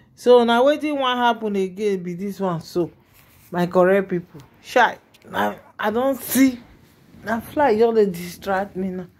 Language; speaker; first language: Nigerian Pidgin; non-native, local second language; Yoruba